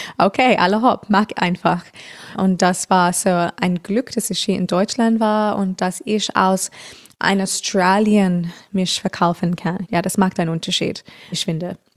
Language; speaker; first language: German; non-native, fluent; English